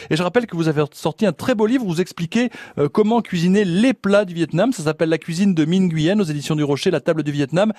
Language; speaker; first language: French; native; French